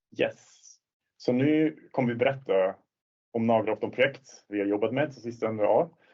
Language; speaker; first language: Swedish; non-native, fluent; Swiss German